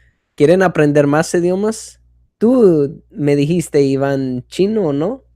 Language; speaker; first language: Spanish; non-native, fluent; English